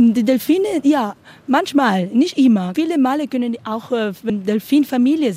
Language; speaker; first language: German; non-native, learner; Spanish